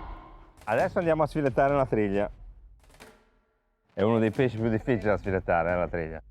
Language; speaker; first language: Italian; native; Italian